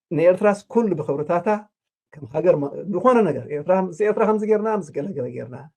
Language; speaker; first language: Tigrinya; native; Tigrinya